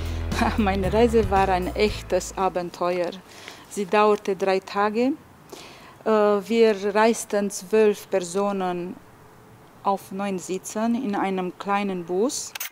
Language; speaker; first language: German; non-native, learner; Romanian